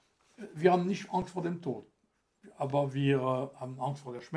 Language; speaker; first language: German; non-native, fluent; French